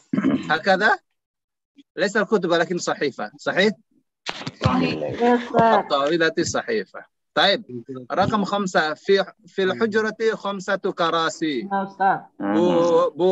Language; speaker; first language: Arabic; non-native, fluent; Indonesian